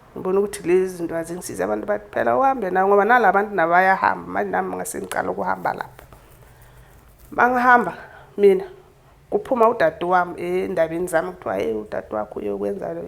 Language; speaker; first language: Zulu; native; Zulu